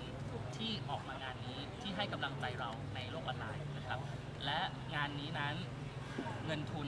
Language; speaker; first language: Thai; native; Thai